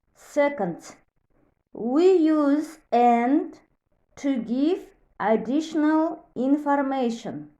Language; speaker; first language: English; non-native, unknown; Kazakh